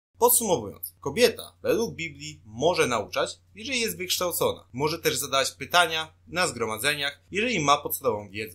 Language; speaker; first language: Polish; native; Polish